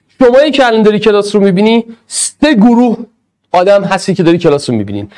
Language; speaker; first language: Persian; non-native, local second language; Arabic